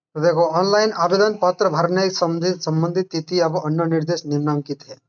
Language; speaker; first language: Hindi; non-native, local second language; Bangla